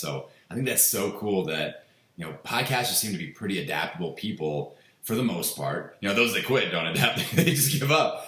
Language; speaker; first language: English; native; English